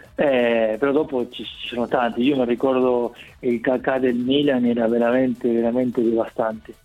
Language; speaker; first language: Italian; non-native, fluent; Spanish